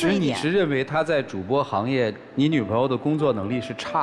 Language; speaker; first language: Chinese; native; Chinese